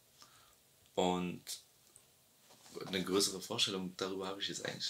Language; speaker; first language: German; early bilingual, other home language; Albanian